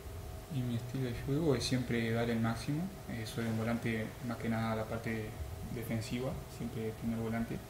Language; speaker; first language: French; non-native, learner; Spanish